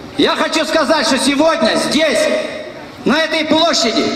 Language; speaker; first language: Russian; non-native, local second language; Kazakh